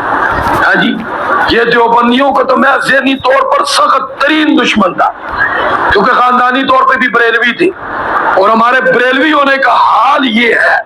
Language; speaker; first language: Urdu; native; Urdu